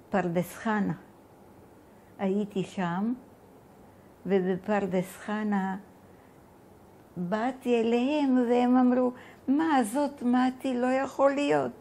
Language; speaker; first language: Hebrew; non-native, fluent; Bulgarian